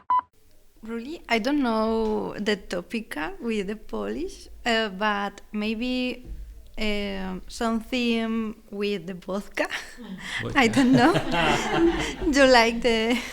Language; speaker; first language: English; non-native, learner; Spanish